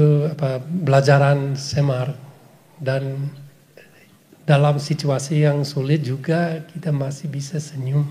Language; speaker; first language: Indonesian; non-native, fluent; English